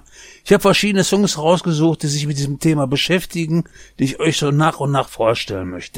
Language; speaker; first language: German; native; German